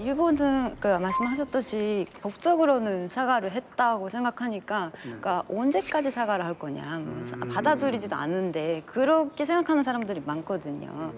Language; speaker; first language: Korean; non-native, fluent; Japanese